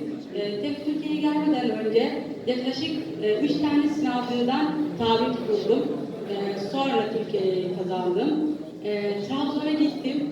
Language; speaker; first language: Turkish; non-native, fluent; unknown